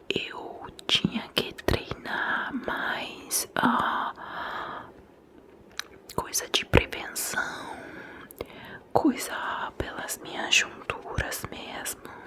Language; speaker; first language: Portuguese; non-native, fluent; Italian